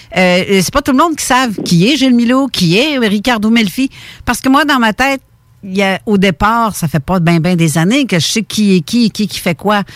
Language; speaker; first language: French; native; French